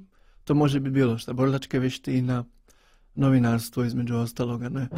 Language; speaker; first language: Bosnian; native; Bosnian